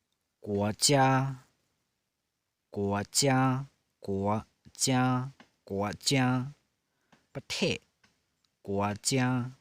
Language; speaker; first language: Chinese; non-native, fluent; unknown